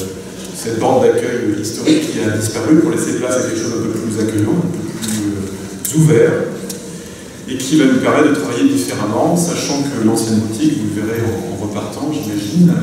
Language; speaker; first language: French; native; French